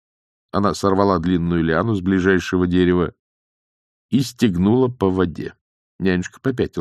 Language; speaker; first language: Russian; native; Russian